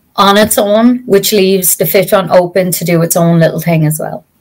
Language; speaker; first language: English; native; English